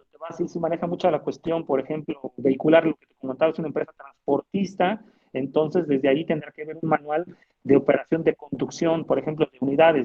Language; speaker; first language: Spanish; native; Spanish